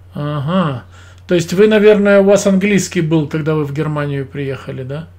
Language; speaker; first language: Russian; native; Russian